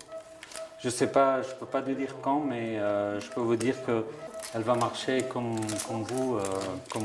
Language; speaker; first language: French; non-native, fluent; Persian